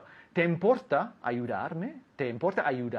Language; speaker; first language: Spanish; non-native, learner; English